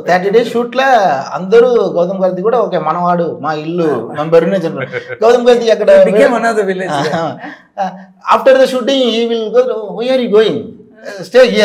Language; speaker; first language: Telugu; non-native, learner; Tamil